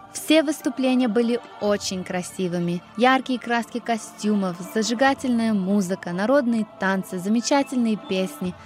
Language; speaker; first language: Russian; early bilingual, heritage; Russian